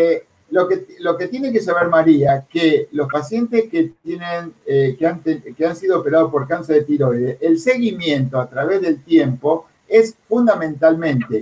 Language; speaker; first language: Spanish; native; Spanish